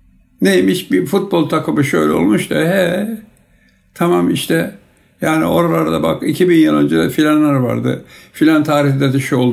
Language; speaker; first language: Turkish; native; Turkish